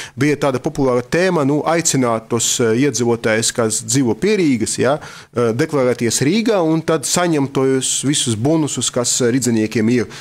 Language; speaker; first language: Latvian; non-native, local second language; Russian